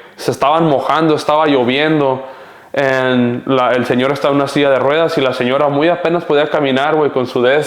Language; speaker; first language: Spanish; early bilingual, heritage; Spanish